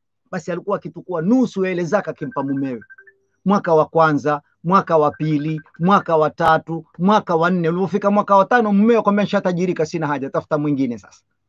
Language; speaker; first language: Swahili; native; Swahili